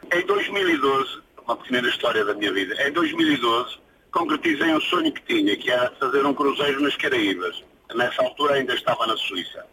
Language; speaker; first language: Portuguese; native; Portuguese